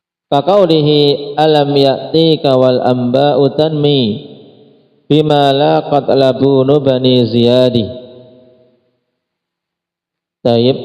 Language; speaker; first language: Arabic; non-native, fluent; Indonesian